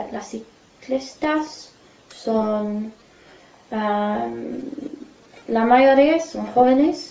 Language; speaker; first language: Spanish; non-native, fluent; English